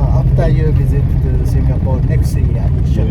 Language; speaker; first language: English; non-native, learner; Japanese